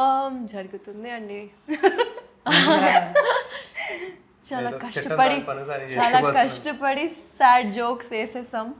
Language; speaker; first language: Telugu; non-native, local second language; Urdu